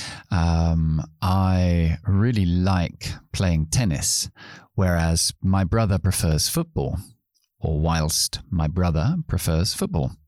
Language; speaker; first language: English; native; English